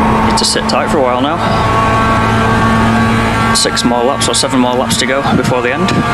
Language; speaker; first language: English; native; English